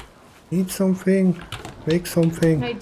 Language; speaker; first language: English; non-native, learner; German